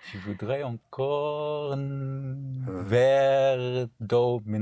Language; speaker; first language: French; non-native, learner; English